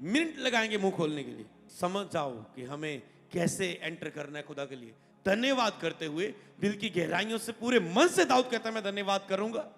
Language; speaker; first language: Hindi; non-native, local second language; Punjabi